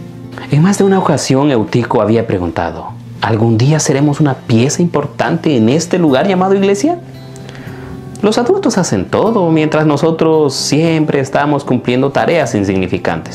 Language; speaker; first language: Spanish; native; Spanish